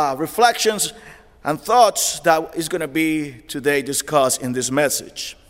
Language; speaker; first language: English; non-native, fluent; Spanish